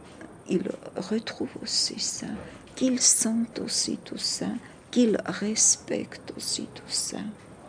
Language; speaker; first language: French; non-native, fluent; Georgian